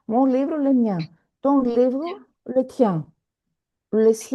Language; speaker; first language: French; non-native, fluent; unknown